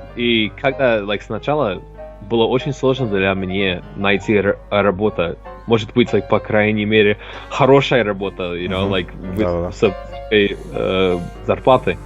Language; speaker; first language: Russian; non-native, learner; English